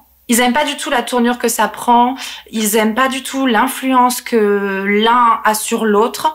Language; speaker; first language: French; native; French